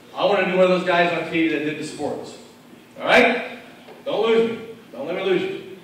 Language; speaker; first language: English; native; English